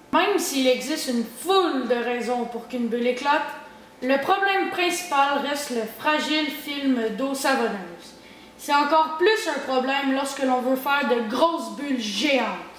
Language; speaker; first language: French; native; French